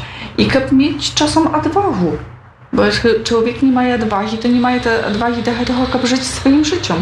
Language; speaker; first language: Polish; non-native, local second language; Ukrainian